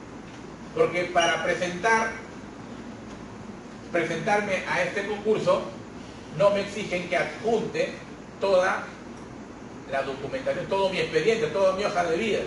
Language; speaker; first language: Spanish; native; Spanish